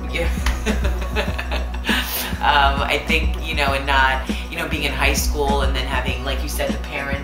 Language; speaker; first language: English; native; English